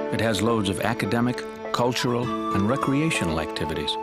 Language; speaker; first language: English; early bilingual, other home language; Spanish